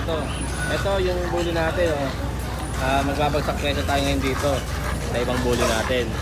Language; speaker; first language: Filipino; native; Filipino